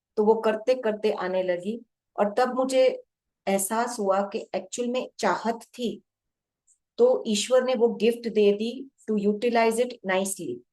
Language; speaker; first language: Hindi; non-native, local second language; Gujarati